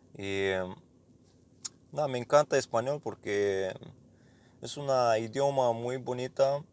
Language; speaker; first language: Spanish; non-native, learner; English